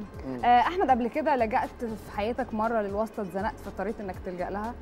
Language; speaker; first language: Arabic; native; Arabic